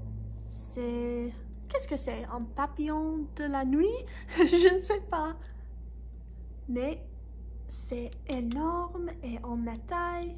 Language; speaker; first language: French; non-native, learner; English